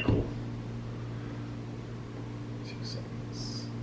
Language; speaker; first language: English; native; English